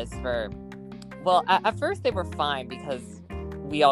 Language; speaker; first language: English; native; English